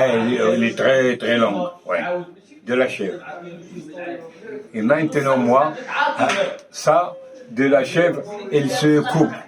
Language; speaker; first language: French; non-native, local second language; Arabic